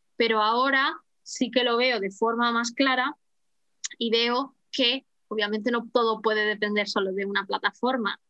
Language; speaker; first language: Spanish; native; Spanish